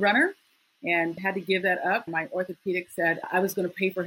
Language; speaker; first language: English; native; English